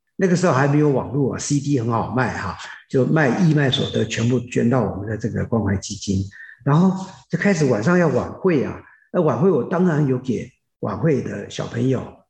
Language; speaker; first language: Chinese; native; Chinese